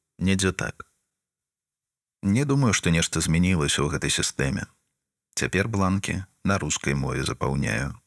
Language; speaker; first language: Belarusian; non-native, local second language; Russian